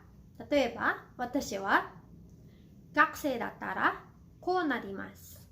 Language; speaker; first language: Japanese; non-native, fluent; Cebuano